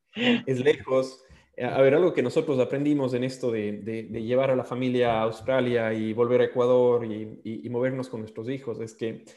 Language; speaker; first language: Spanish; native; Spanish